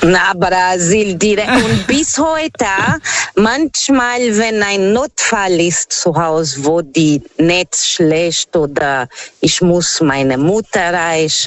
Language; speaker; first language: German; non-native, fluent; Portuguese